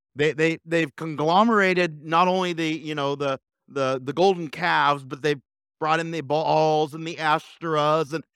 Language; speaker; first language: English; native; English